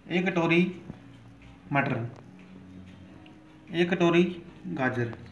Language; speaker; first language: Hindi; native; Hindi